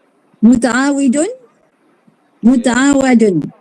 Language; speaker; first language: Arabic; non-native, learner; Malay